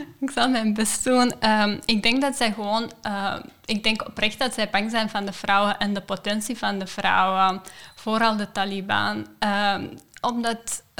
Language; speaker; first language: Dutch; non-native, fluent; Persian